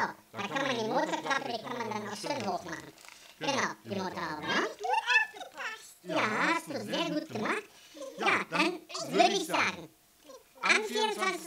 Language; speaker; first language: German; native; German